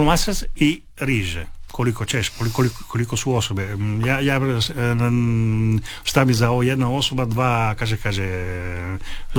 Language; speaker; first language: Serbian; early bilingual, heritage; Italian